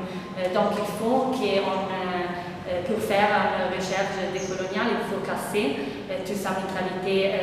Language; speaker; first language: French; non-native, fluent; Italian